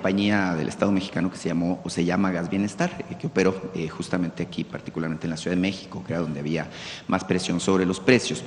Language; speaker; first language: Spanish; native; Spanish